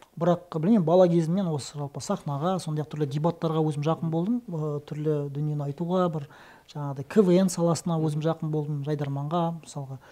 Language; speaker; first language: Kazakh; non-native, local second language; Russian